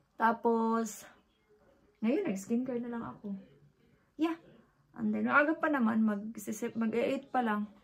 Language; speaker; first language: Filipino; native; Filipino